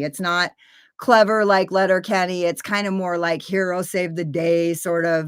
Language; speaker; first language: English; native; English